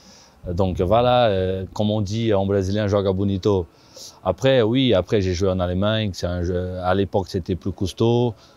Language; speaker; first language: French; non-native, fluent; Portuguese